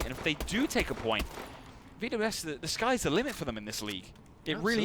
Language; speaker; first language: English; native; English